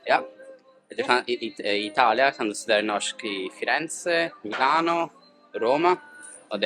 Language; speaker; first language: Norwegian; non-native, learner; Italian